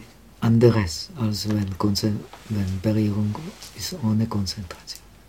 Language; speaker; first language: German; non-native, fluent; Czech